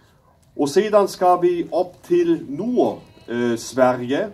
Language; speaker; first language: Swedish; non-native, learner; German